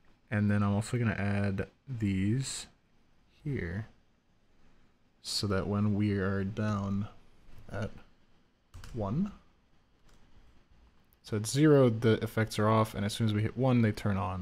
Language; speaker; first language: English; early bilingual, other home language; French